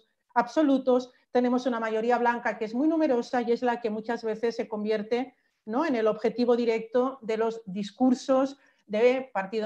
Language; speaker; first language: Spanish; native; Spanish